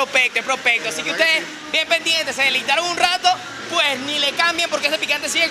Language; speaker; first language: Spanish; native; Spanish